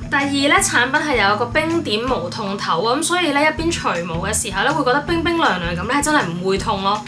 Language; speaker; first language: Chinese; non-native, local second language; Cantonese